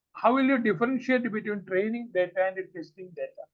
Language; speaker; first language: English; non-native, local second language; Malayalam